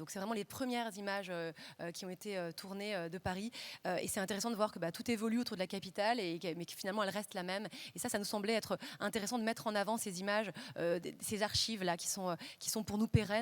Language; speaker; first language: French; native; French